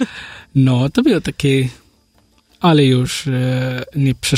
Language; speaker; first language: Polish; non-native, learner; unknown